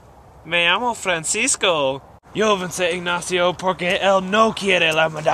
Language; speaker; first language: Spanish; non-native, learner; English